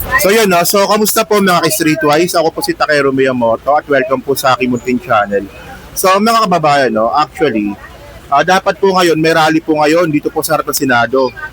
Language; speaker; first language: Filipino; native; Filipino